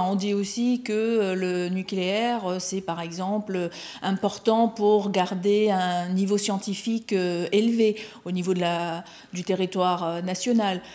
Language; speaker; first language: French; native; French